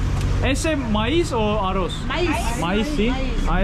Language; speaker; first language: Spanish; non-native, learner; Turkish